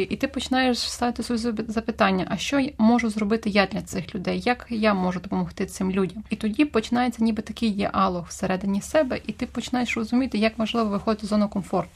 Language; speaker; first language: Ukrainian; native; Ukrainian